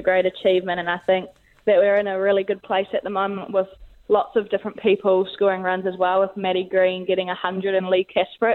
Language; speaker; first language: English; native; English